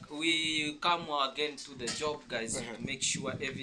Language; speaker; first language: English; non-native, learner; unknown